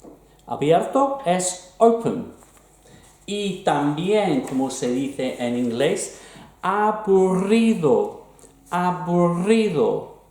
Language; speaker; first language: Spanish; non-native, fluent; English